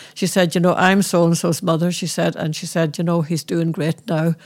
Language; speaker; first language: English; native; English